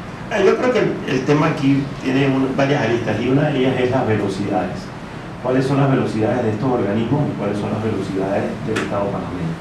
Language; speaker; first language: Spanish; native; Spanish